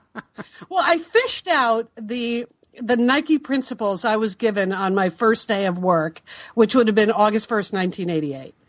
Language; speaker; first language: English; native; English